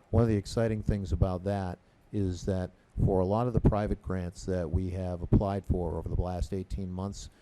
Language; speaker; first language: English; native; English